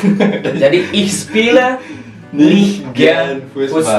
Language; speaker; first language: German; non-native, learner; Indonesian